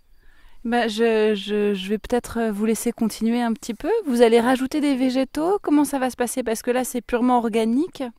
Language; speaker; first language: French; native; French